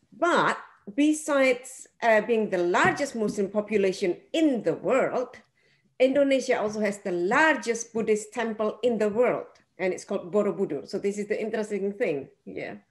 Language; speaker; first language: English; non-native, fluent; Indonesian